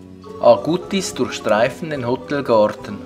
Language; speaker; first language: German; native; German